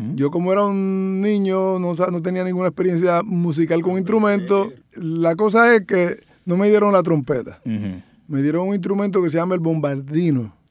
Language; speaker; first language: Spanish; native; Spanish